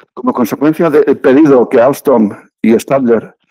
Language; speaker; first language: Spanish; native; Spanish